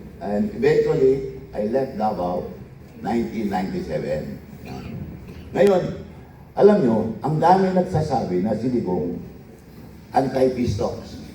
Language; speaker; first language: Filipino; non-native, local second language; Iloko